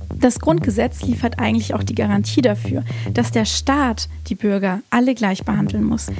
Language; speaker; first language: German; early bilingual, other home language; Turkish